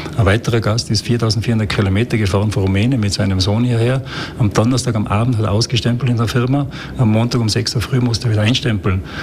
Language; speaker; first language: German; native; German